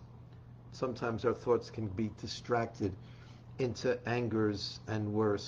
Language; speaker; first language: English; native; English